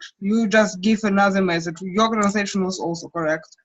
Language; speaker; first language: English; non-native, fluent; Russian